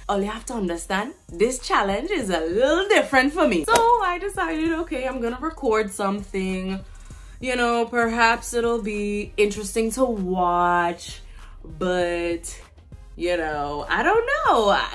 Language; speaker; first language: English; native; English